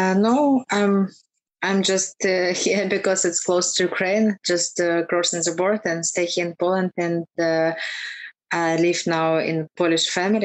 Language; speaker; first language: English; non-native, learner; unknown